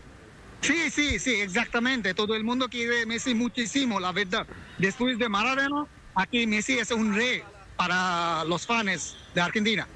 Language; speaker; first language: Spanish; non-native, fluent; Bangla